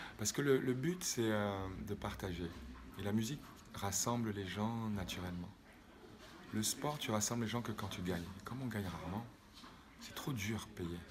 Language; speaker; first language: French; native; French